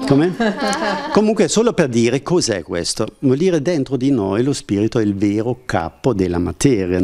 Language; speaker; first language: Italian; non-native, fluent; German